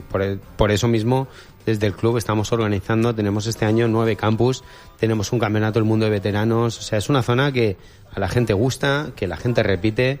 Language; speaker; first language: Spanish; native; Spanish